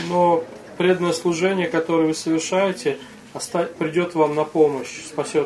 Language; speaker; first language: Russian; native; Russian